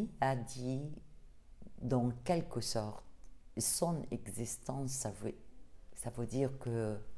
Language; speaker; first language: French; non-native, learner; Arabic